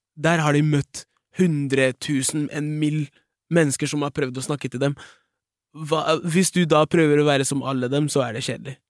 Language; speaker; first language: Norwegian; early bilingual, other home language; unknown